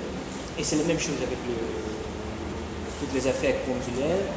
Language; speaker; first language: French; non-native, fluent; Dutch